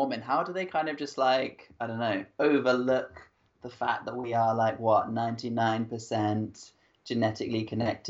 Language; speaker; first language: English; native; English